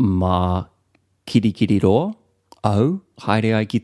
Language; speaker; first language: Māori; non-native, local second language; English